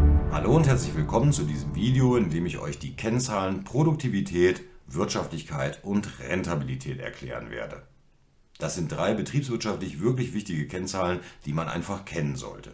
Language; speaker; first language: German; native; German